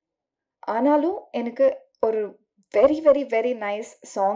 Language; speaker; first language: Tamil; non-native, learner; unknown